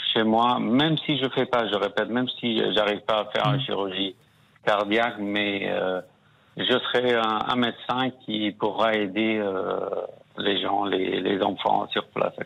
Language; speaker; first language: French; non-native, fluent; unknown